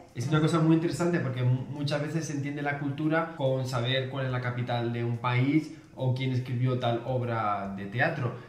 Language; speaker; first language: Spanish; native; Spanish